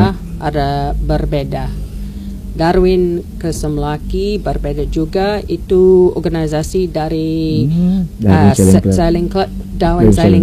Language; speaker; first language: Indonesian; non-native, learner; English